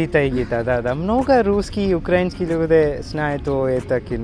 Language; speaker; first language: Russian; non-native, learner; Malayalam